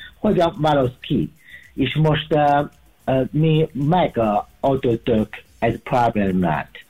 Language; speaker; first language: Hungarian; non-native, learner; Chinese